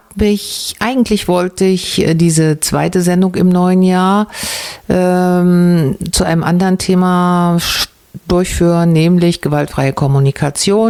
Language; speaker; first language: German; native; German